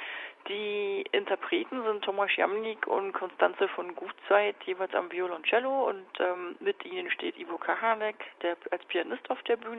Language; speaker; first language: German; native; German